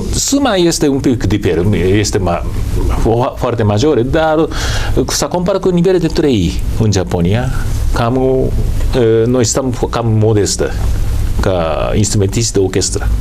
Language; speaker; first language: Romanian; non-native, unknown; Japanese